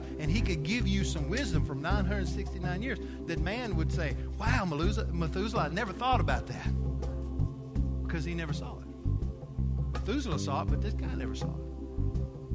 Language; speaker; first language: English; native; English